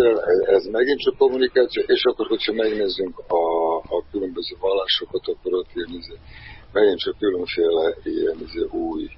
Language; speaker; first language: Hungarian; non-native, fluent; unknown